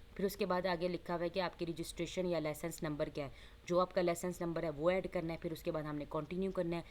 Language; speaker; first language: Hindi; non-native, local second language; Punjabi